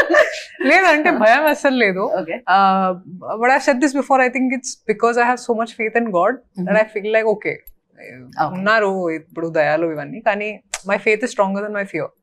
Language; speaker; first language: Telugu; non-native, local second language; Hindi